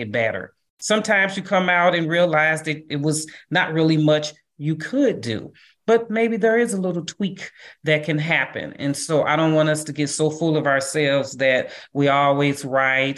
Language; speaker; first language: English; native; English